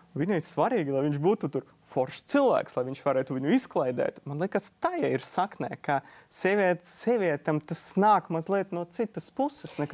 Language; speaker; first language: Latvian; non-native, local second language; Russian